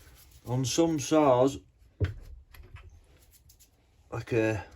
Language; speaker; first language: English; native; English